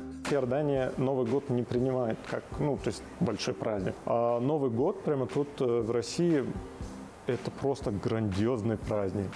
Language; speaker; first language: Russian; non-native, fluent; Arabic